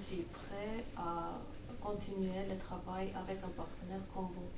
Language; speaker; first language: French; non-native, fluent; Armenian